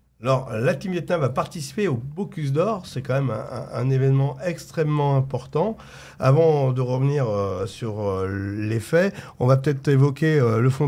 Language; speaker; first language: French; native; French